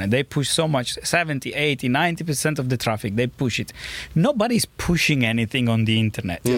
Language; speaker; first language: English; non-native, fluent; Italian